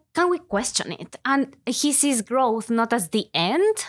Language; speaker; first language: English; non-native, fluent; Spanish